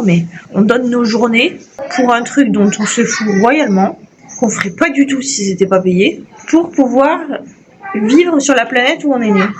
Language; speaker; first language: French; native; French